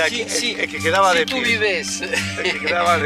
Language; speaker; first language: Spanish; native; Spanish